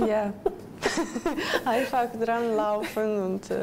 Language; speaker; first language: German; non-native, learner; Russian